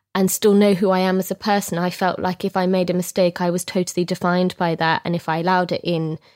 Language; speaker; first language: English; native; English